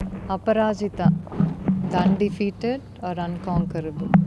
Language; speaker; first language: Telugu; native; Telugu